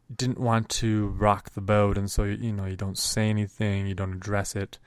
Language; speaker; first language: English; native; English